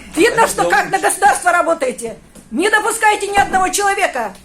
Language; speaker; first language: Russian; non-native, local second language; Kazakh